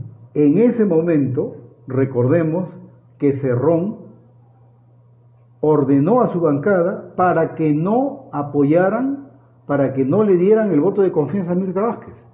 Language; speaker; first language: Spanish; native; Spanish